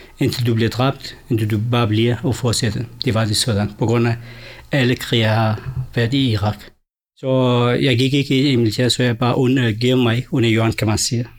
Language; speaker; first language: Danish; non-native, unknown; Kurdish